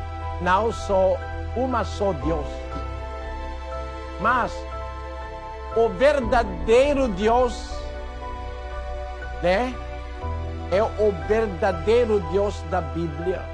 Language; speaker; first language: Portuguese; non-native, local second language; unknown